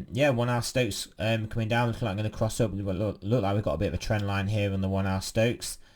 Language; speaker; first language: English; native; English